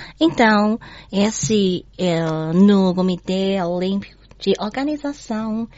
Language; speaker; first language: Portuguese; non-native, learner; Chinese